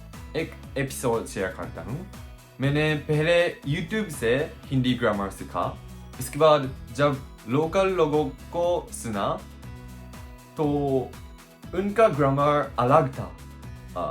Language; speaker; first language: Hindi; non-native, learner; Japanese